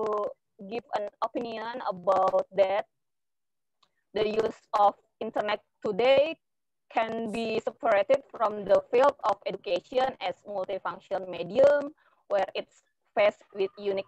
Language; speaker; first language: English; non-native, learner; Indonesian